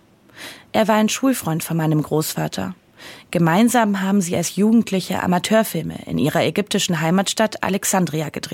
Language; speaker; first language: German; native; German